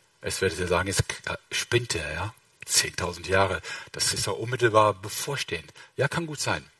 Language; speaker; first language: German; native; German